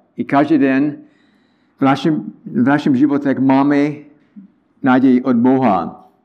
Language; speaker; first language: Czech; non-native, learner; English